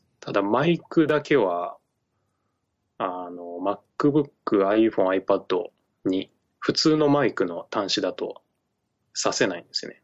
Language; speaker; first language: Japanese; native; Japanese